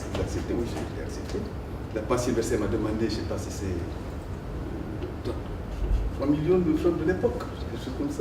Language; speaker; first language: French; non-native, local second language; Fula